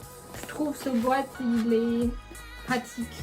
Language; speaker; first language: French; non-native, learner; Chinese